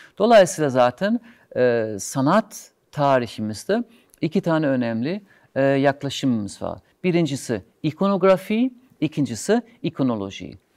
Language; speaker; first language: Turkish; non-native, fluent; German